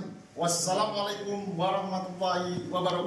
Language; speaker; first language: Malay; native; Malay